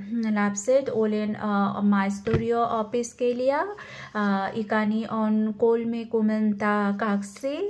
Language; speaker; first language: Finnish; non-native, learner; Bangla